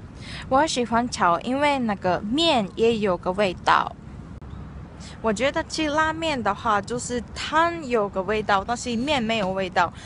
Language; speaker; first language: Chinese; non-native, learner; Japanese